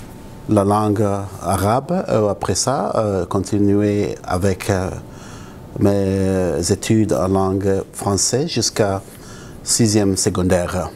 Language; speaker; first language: French; non-native, local second language; Arabic